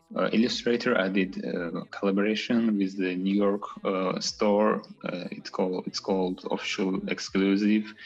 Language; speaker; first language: English; non-native, fluent; Azerbaijani